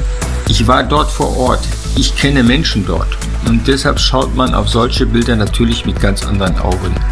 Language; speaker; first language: German; native; German